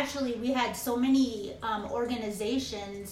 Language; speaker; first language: English; native; English